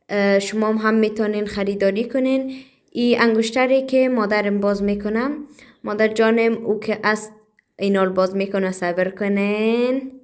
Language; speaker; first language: Persian; early bilingual, heritage; Persian